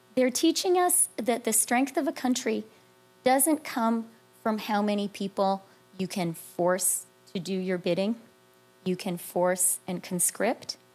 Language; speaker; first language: English; native; English